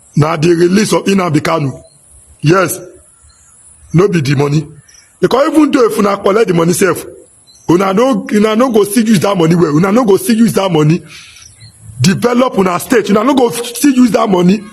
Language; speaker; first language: Nigerian Pidgin; non-native, local second language; Igbo